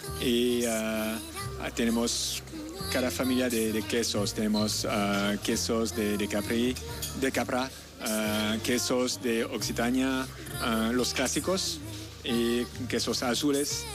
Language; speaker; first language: Spanish; non-native, learner; French